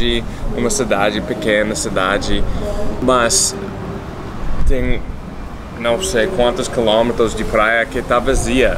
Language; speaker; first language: Portuguese; non-native, fluent; English